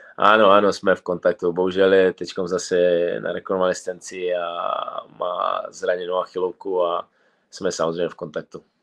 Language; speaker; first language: Czech; non-native, fluent; Serbian